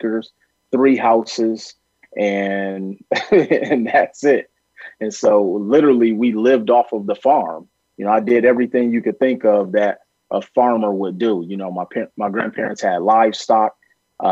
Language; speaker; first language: English; native; English